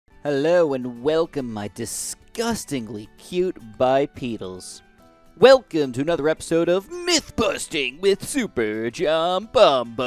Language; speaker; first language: English; native; English